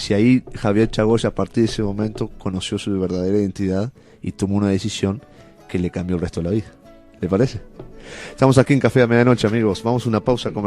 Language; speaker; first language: Spanish; native; Spanish